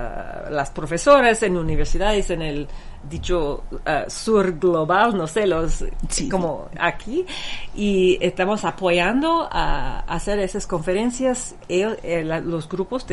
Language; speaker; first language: Spanish; non-native, fluent; English